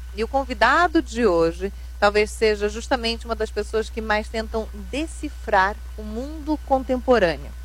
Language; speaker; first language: Portuguese; native; Portuguese